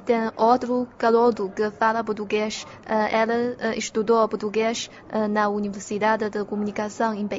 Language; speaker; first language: Portuguese; non-native, fluent; Chinese